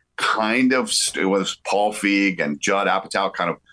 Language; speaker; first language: English; native; English